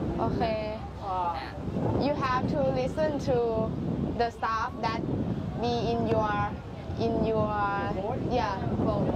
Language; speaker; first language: English; non-native, learner; Thai